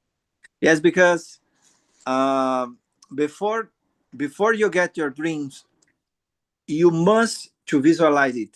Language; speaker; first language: English; non-native, learner; Portuguese